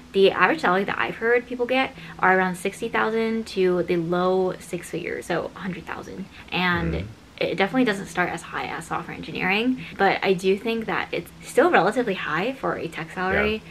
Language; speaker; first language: English; native; English